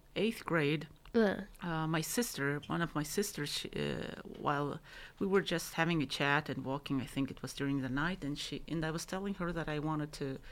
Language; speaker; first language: English; non-native, fluent; Mongolian